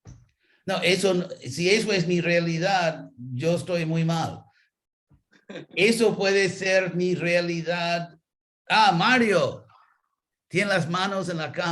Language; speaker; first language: Spanish; non-native, fluent; English